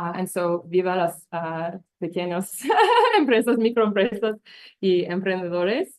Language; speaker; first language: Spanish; non-native, learner; French